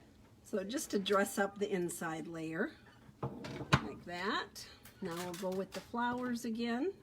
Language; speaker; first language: English; native; English